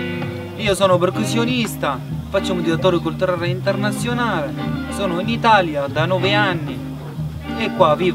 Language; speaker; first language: Italian; non-native, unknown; Arabic